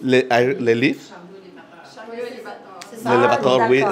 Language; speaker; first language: French; non-native, learner; Spanish